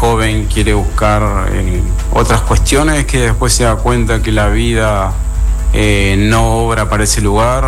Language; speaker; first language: Spanish; native; Spanish